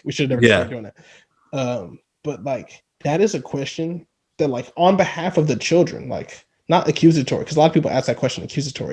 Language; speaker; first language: English; native; English